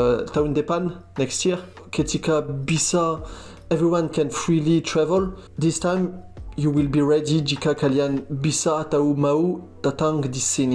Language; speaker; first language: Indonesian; non-native, learner; French